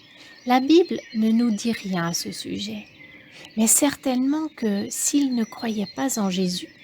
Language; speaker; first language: French; native; French